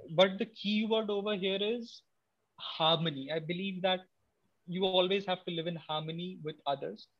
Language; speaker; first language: English; non-native, local second language; Odia